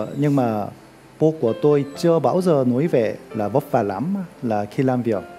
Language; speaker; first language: Vietnamese; non-native, learner; Korean